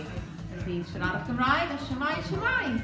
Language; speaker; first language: Welsh; non-native, local second language; English